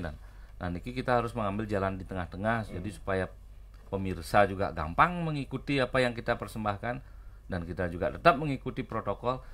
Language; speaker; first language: Indonesian; non-native, local second language; Balinese